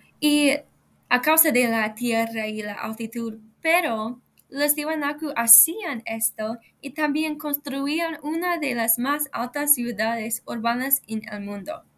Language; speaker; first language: Spanish; non-native, learner; English